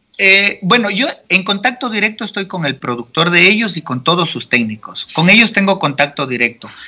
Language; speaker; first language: Spanish; native; Spanish